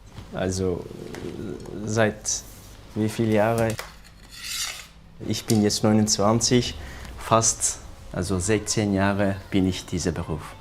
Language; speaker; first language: German; non-native, learner; Turkish